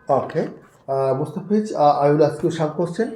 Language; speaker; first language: English; non-native, learner; Bangla